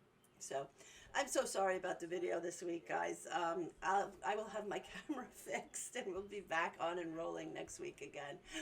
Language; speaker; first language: English; native; English